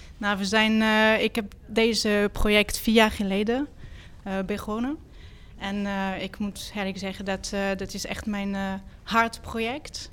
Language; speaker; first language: Dutch; non-native, fluent; French